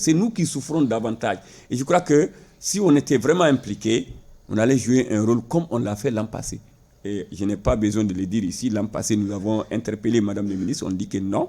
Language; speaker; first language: French; non-native, local second language; Bambara